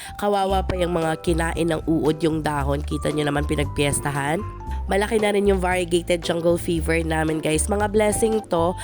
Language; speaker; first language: Filipino; non-native, local second language; Cebuano